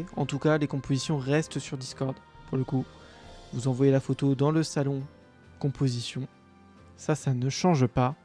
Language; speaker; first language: French; native; French